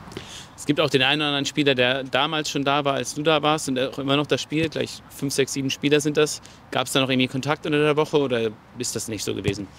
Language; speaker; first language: German; native; German